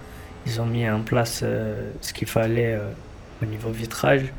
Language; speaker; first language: French; native; French